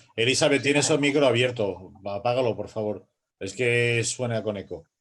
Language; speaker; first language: Spanish; non-native, local second language; Catalan